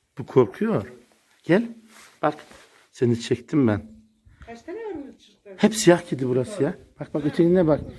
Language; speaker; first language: Turkish; early bilingual, heritage; Turkish